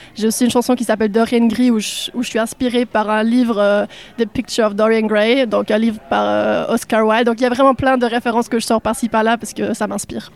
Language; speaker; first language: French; non-native, local second language; Swiss German